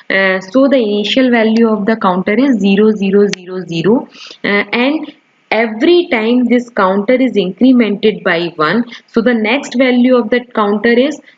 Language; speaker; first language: English; non-native, local second language; Hindi